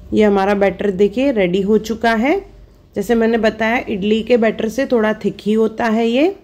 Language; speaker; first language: Hindi; non-native, local second language; Sindhi